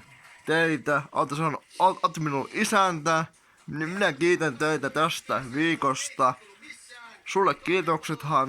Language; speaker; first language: Finnish; non-native, learner; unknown